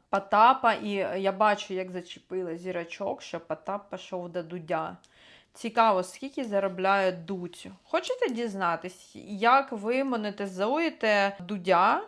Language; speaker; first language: Ukrainian; non-native, local second language; Russian